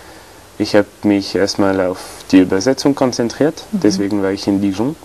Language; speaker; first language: German; non-native, fluent; French